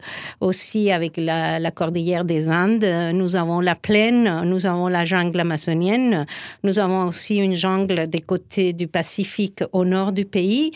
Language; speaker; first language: French; non-native, fluent; Spanish